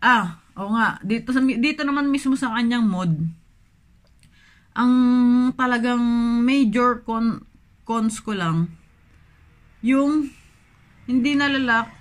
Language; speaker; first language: Filipino; native; Filipino